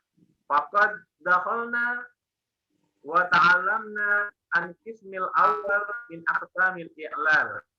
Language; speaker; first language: Arabic; non-native, fluent; Indonesian